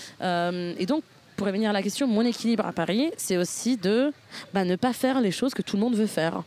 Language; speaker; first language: French; non-native, fluent; Italian